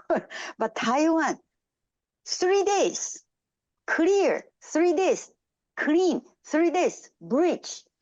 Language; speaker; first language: English; non-native, fluent; Japanese